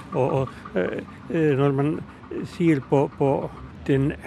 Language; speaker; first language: Norwegian; non-native, fluent; Finnish